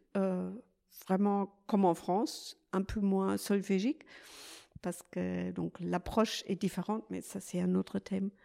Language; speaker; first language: French; non-native, fluent; German